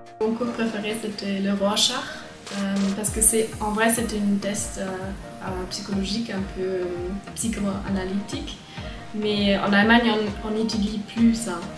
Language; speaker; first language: French; non-native, fluent; German